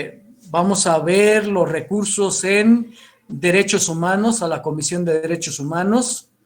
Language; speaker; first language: Spanish; native; Spanish